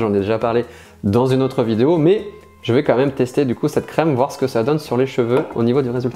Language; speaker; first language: French; native; French